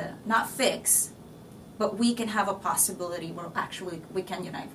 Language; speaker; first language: English; non-native, local second language; Filipino